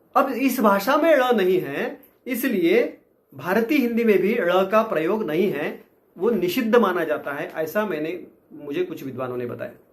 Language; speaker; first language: Hindi; non-native, local second language; Marathi